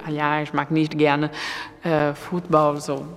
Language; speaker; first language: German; non-native, learner; Portuguese